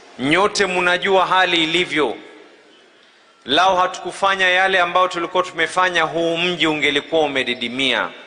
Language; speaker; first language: Swahili; native; Swahili